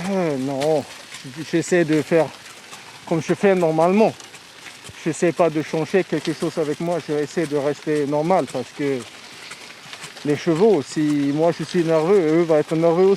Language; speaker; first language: French; non-native, fluent; Swedish